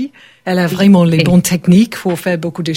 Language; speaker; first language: French; non-native, learner; English